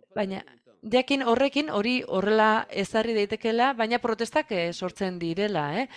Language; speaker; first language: Basque; non-native, fluent; French